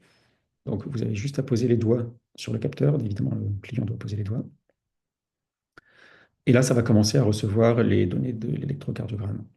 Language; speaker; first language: French; native; French